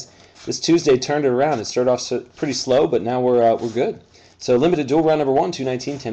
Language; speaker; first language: English; native; English